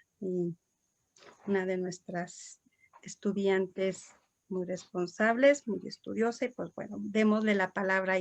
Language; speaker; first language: Spanish; native; Spanish